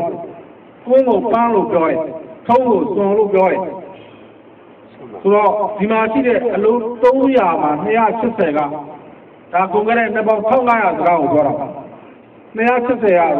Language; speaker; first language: Burmese; non-native, local second language; Rohingya